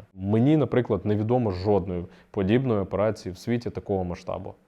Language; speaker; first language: Ukrainian; native; Ukrainian